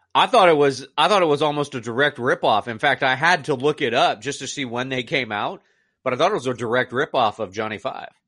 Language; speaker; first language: English; native; English